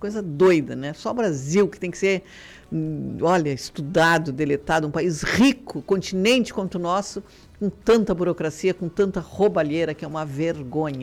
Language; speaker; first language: Portuguese; native; Portuguese